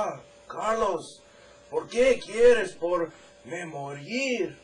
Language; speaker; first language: Spanish; non-native, learner; English